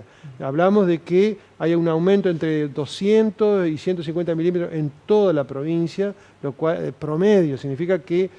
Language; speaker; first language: Spanish; native; Spanish